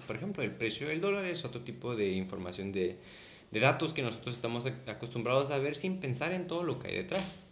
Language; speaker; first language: Spanish; native; Spanish